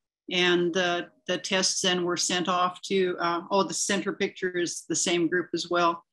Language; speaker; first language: English; native; English